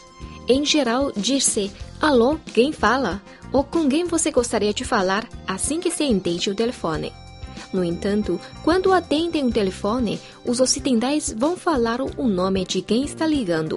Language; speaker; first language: Portuguese; non-native, fluent; Chinese